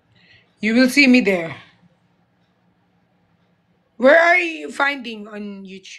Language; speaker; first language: English; non-native, learner; Filipino